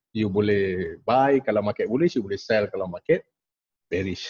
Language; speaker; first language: English; non-native, local second language; Malay